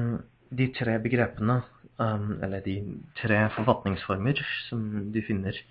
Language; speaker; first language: Norwegian; non-native, fluent; English